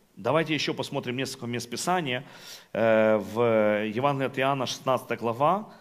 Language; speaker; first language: Russian; non-native, local second language; Ukrainian